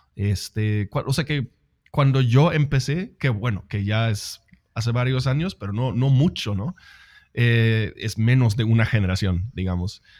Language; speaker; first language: Spanish; non-native, fluent; Swedish